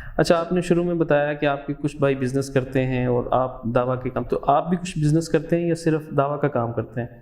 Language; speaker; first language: Urdu; native; Urdu